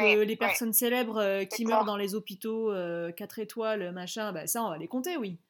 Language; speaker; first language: French; native; French